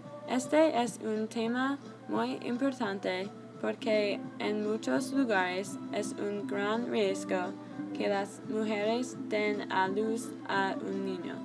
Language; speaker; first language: Spanish; non-native, learner; English